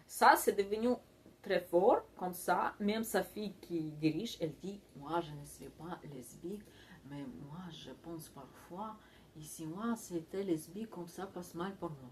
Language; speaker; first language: French; non-native, learner; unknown